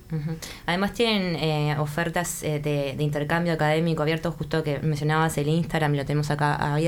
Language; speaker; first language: Spanish; native; Spanish